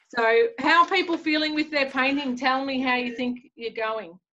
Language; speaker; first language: English; native; English